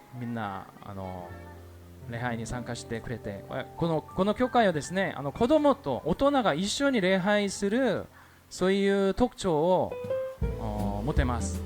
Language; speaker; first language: Japanese; non-native, fluent; Korean